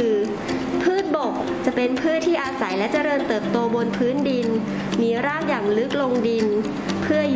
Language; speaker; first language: Thai; native; Thai